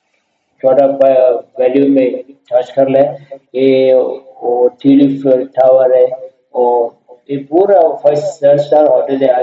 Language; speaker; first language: Hindi; non-native, learner; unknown